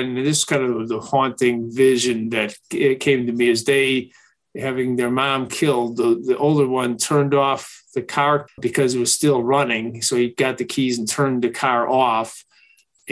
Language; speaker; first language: English; native; English